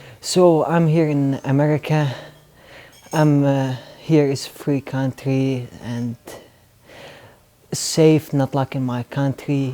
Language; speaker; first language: English; non-native, learner; Arabic